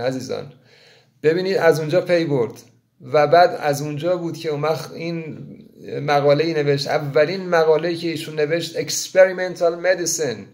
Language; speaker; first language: Persian; native; Persian